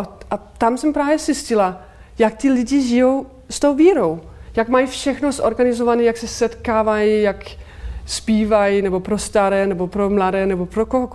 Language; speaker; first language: Czech; non-native, fluent; Danish